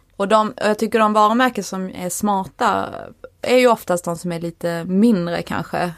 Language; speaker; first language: Swedish; native; Swedish